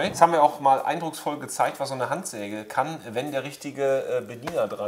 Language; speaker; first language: German; native; German